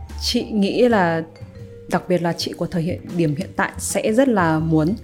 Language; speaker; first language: Vietnamese; native; Vietnamese